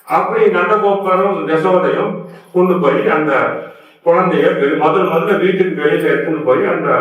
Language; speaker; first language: Tamil; native; Tamil